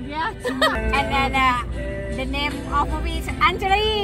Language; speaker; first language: English; non-native, learner; Thai